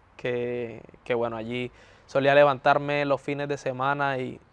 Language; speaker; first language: Spanish; native; Spanish